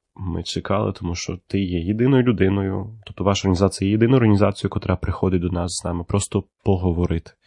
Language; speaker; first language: Ukrainian; early bilingual, heritage; Ukrainian